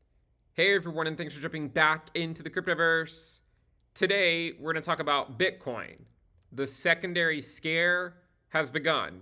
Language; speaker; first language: English; native; English